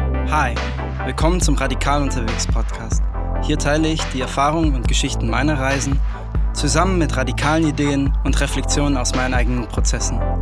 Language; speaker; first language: German; native; German